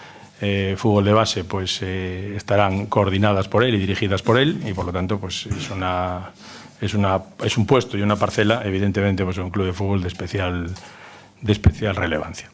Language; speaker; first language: Spanish; native; Spanish